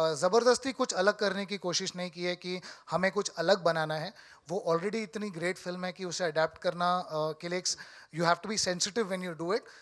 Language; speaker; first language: Hindi; native; Hindi